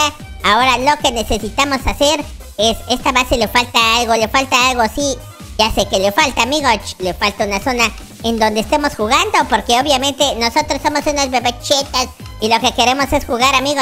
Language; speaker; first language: Spanish; native; Spanish